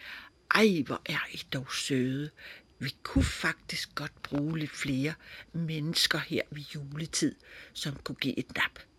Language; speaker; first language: Danish; native; Danish